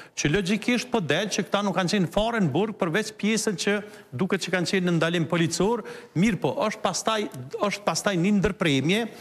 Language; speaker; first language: Albanian; native; Albanian